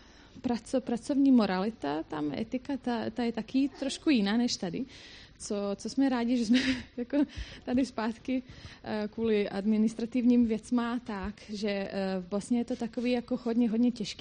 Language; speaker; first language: Czech; non-native, fluent; Croatian